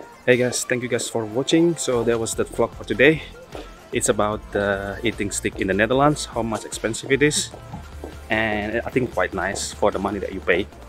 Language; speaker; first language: English; non-native, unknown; Indonesian